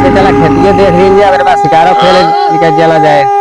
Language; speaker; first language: Hindi; non-native, local second language; Awadhi